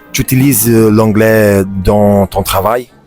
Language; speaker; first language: French; non-native, fluent; Portuguese